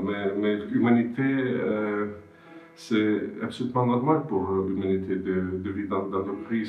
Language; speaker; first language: French; non-native, fluent; Russian